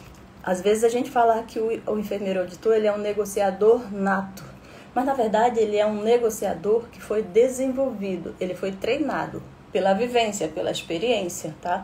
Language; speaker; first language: Portuguese; native; Portuguese